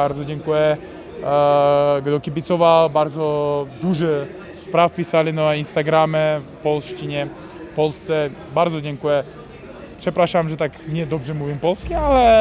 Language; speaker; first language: Polish; non-native, learner; Uzbek